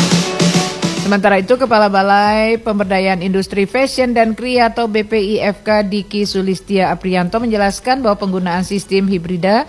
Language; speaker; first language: Indonesian; native; Indonesian